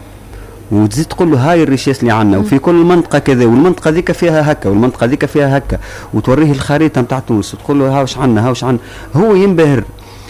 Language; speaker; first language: Arabic; native; Arabic